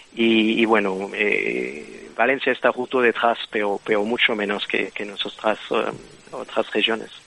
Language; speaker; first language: Spanish; non-native, fluent; French